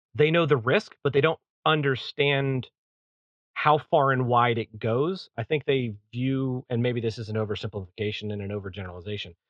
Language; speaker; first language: English; native; English